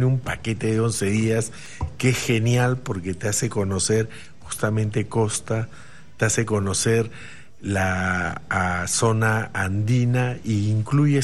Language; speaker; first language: Spanish; native; Spanish